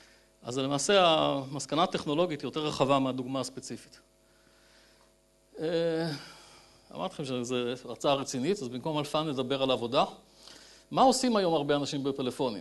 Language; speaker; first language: Hebrew; native; Hebrew